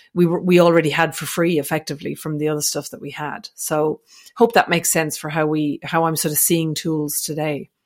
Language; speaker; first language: English; native; English